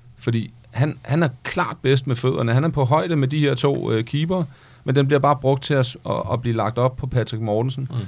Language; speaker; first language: Danish; native; Danish